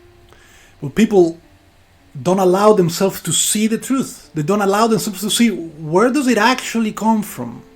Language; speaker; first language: English; non-native, fluent; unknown